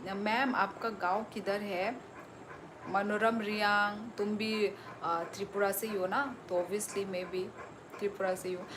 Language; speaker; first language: Hindi; non-native, local second language; Kok Borok